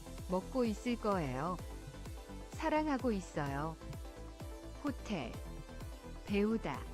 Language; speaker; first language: Korean; non-native, learner; English